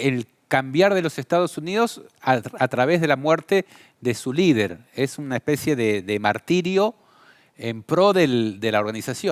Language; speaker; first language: Spanish; native; Spanish